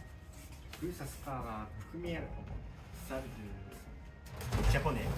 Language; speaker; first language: French; non-native, learner; Japanese